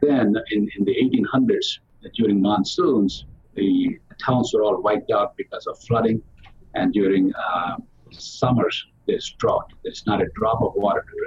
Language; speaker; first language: English; non-native, local second language; Telugu